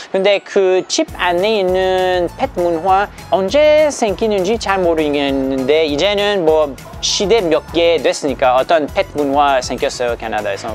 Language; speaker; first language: Korean; non-native, learner; English